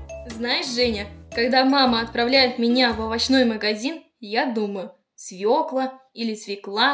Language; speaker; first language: Russian; native; Russian